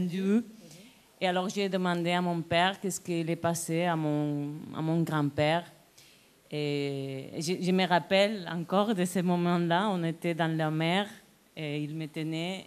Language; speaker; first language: French; non-native, learner; Spanish